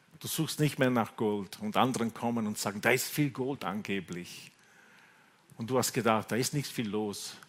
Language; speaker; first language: German; non-native, fluent; Italian